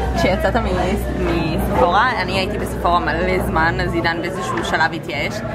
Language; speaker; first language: Hebrew; native; Hebrew